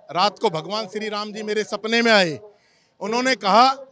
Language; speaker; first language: Hindi; native; Hindi